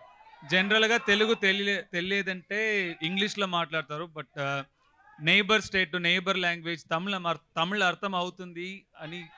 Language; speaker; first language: Telugu; non-native, learner; Tamil